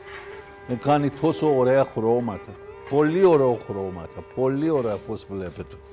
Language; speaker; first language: Greek; non-native, learner; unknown